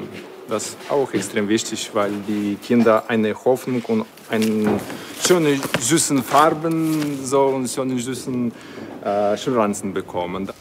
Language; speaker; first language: German; non-native, learner; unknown